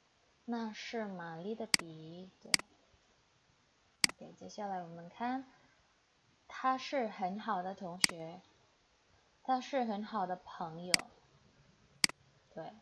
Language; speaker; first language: Chinese; non-native, fluent; Indonesian